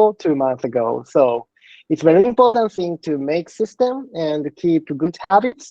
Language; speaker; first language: English; non-native, learner; Japanese